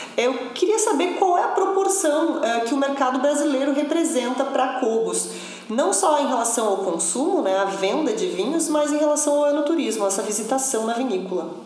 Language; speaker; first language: Portuguese; native; Portuguese